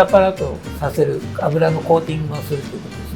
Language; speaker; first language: Japanese; native; Japanese